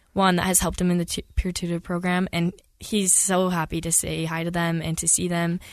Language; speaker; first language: English; native; English